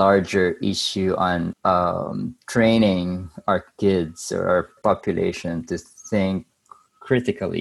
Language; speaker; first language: English; non-native, local second language; Bikol